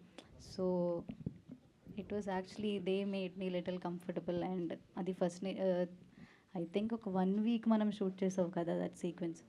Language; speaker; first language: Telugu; non-native, learner; Malayalam